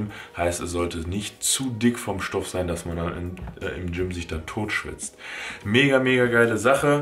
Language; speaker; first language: German; native; German